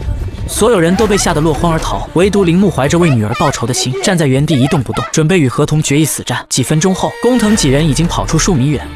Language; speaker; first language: Chinese; native; Chinese